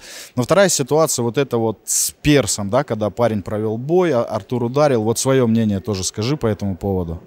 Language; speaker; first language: Russian; native; Russian